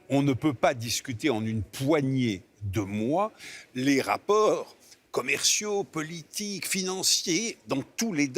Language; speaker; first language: French; native; French